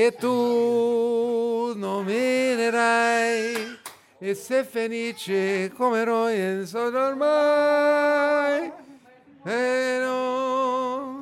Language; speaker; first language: Italian; non-native, learner; Portuguese